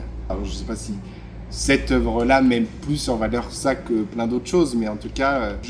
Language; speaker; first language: French; native; French